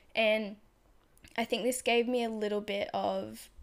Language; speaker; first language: English; native; English